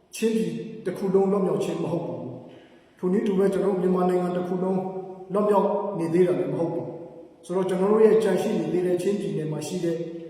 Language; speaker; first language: Burmese; non-native, local second language; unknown